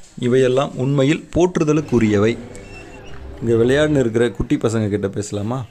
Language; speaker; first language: Tamil; native; Tamil